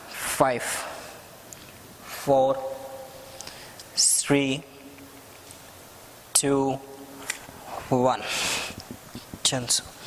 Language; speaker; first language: Vietnamese; non-native, learner; Hindi